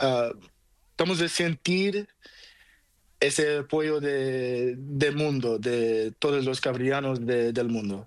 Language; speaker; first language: Spanish; non-native, learner; Portuguese